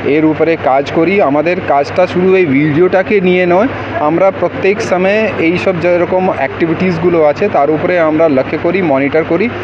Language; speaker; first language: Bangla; non-native, local second language; Hindi